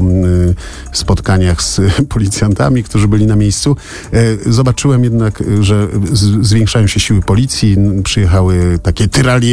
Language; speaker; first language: Polish; native; Polish